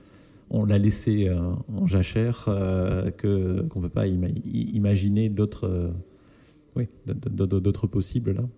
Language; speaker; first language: French; native; French